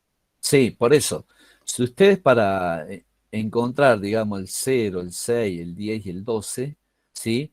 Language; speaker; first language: Spanish; native; Spanish